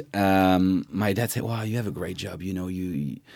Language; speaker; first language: English; non-native, fluent; French